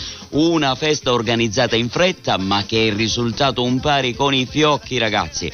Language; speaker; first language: Italian; early bilingual, heritage; Italian